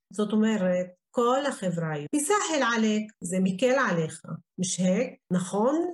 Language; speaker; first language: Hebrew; non-native, local second language; Arabic